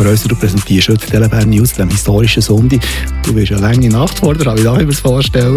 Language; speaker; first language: German; native; German